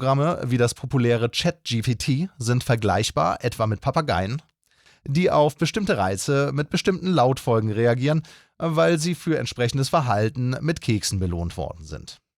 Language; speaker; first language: German; native; German